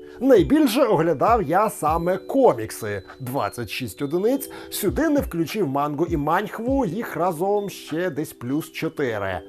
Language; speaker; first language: Ukrainian; native; Ukrainian